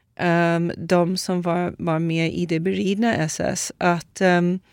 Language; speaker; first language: Swedish; non-native, fluent; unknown